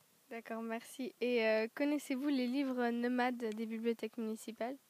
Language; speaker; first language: French; native; French